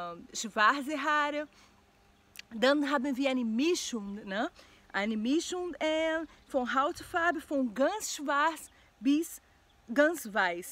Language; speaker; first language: German; non-native, learner; Portuguese